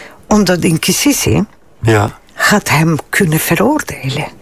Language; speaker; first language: Dutch; non-native, fluent; Spanish